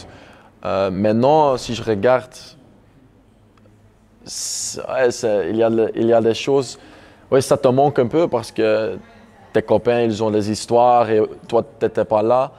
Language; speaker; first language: French; non-native, local second language; Dutch